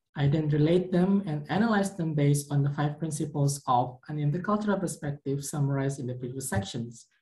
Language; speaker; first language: English; non-native, fluent; Indonesian